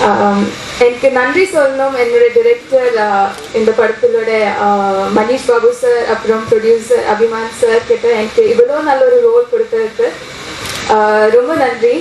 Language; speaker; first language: Tamil; non-native, fluent; Malayalam